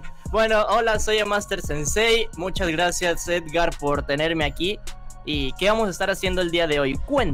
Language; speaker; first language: Spanish; native; Spanish